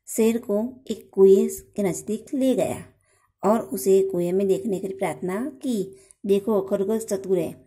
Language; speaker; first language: Hindi; non-native, local second language; Gujarati